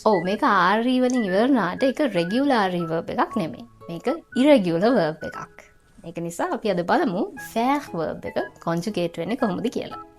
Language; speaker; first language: Sinhala; native; Sinhala